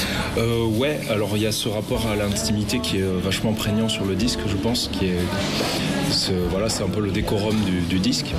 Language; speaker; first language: French; native; French